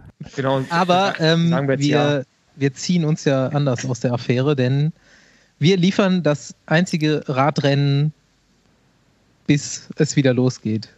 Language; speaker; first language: German; native; German